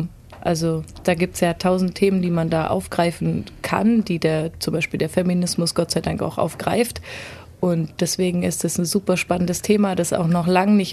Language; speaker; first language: German; native; German